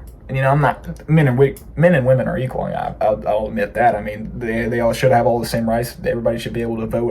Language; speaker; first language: English; native; English